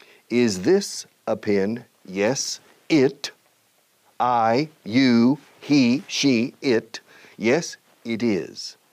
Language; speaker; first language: English; native; English